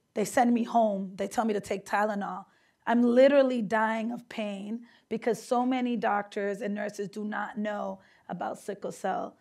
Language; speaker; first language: English; native; English